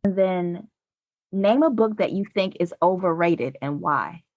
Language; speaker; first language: English; native; English